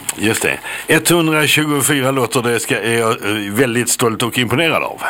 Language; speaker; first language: Swedish; native; Swedish